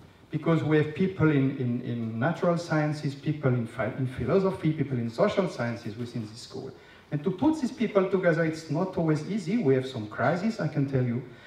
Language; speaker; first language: English; non-native, fluent; French